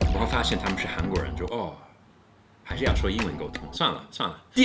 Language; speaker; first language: Chinese; non-native, fluent; English